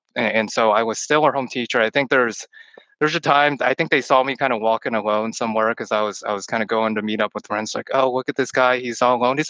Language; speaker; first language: English; early bilingual, other home language; Chinese